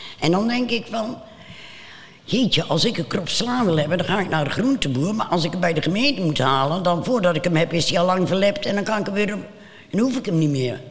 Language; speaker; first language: Dutch; native; Dutch